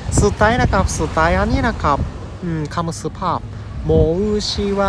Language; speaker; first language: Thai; non-native, learner; Japanese